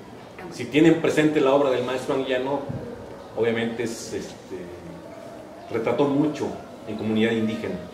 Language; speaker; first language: Spanish; native; Spanish